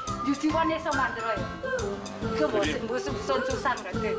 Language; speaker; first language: Korean; non-native, learner; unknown